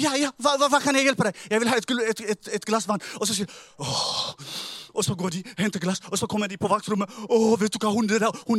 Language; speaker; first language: Norwegian; non-native, fluent; Tigrinya